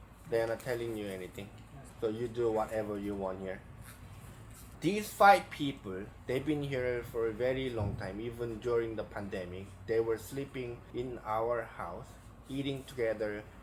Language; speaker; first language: English; non-native, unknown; Korean